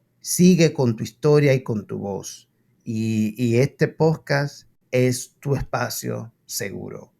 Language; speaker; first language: Spanish; native; Spanish